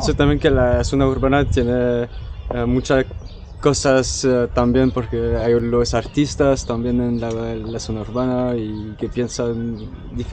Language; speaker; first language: Spanish; non-native, learner; French